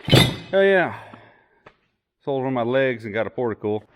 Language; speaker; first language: English; native; English